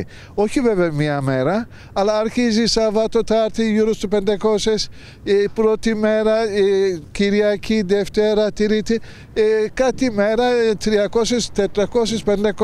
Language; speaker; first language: Greek; non-native, learner; Turkish